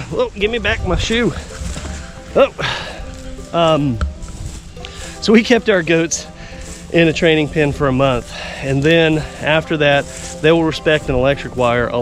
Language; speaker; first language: English; native; English